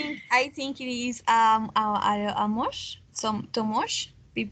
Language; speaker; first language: English; non-native, learner; Spanish